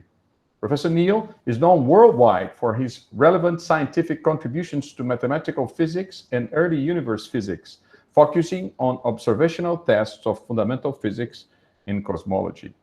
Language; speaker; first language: English; non-native, fluent; Portuguese